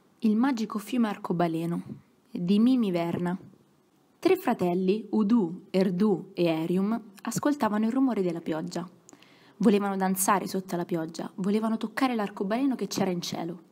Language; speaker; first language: Italian; native; Italian